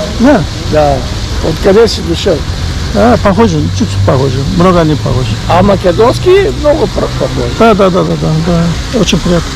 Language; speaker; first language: Russian; non-native, learner; Bulgarian